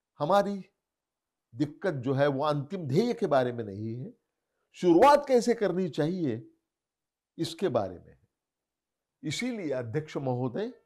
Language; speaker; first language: Hindi; non-native, local second language; Marathi